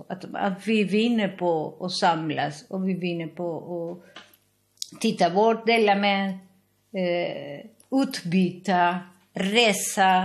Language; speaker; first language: Swedish; non-native, fluent; Spanish